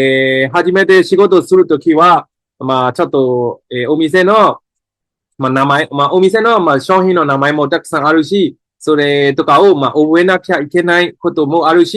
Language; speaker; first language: Japanese; non-native, fluent; Burmese